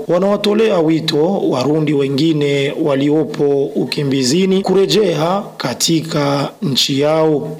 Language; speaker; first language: Swahili; non-native, local second language; Rundi